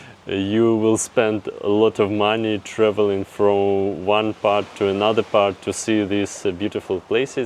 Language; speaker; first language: English; non-native, fluent; Russian